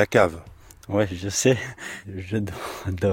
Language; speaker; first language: French; non-native, learner; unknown